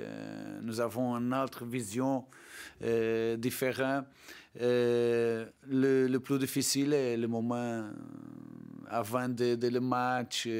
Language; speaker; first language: French; non-native, learner; Portuguese